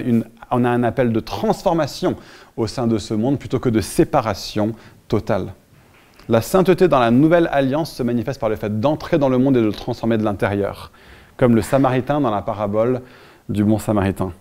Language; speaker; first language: French; native; French